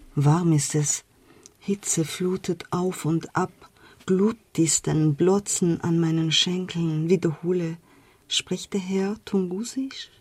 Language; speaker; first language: German; non-native, fluent; Persian